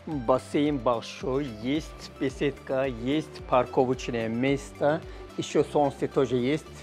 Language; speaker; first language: Russian; non-native, learner; Turkish